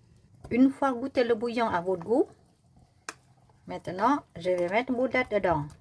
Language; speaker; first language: French; non-native, learner; Vietnamese